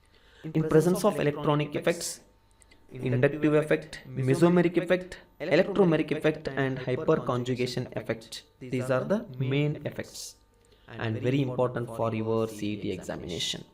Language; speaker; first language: English; non-native, local second language; Kannada